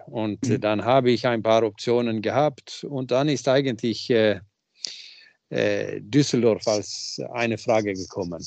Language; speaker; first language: German; non-native, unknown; Swedish